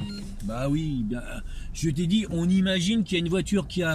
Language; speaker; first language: French; native; French